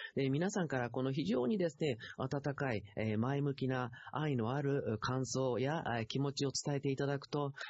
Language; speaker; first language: Japanese; native; Japanese